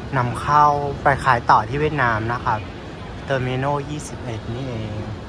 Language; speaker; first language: Thai; non-native, fluent; Vietnamese